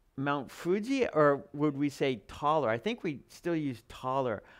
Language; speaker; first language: English; native; English